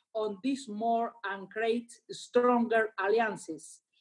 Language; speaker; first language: English; non-native, learner; Spanish